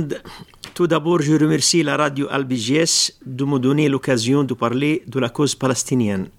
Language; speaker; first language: French; non-native, local second language; Arabic